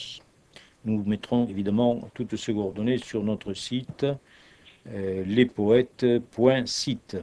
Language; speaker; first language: French; native; French